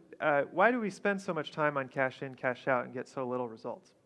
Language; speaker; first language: English; native; English